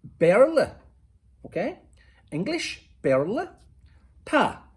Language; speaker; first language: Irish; non-native, local second language; English